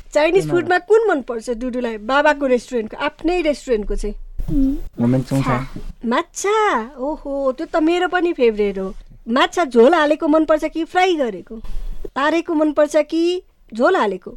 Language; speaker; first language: Nepali; native; Nepali